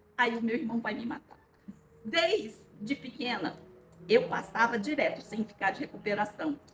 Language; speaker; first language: Portuguese; early bilingual, other home language; Korean